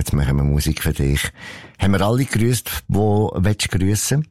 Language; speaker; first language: German; native; German